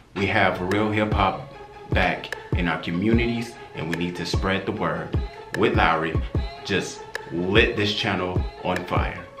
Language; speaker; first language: English; native; English